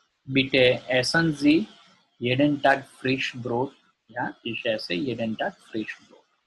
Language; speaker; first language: German; non-native, learner; Gujarati